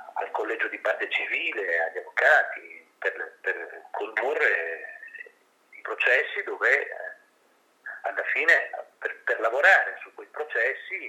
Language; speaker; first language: Italian; native; Italian